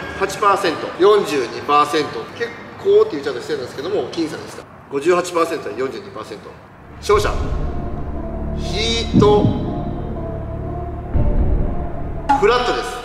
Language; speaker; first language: Japanese; native; Japanese